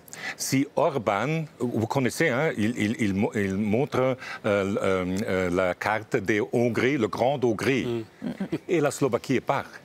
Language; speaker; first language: French; non-native, fluent; German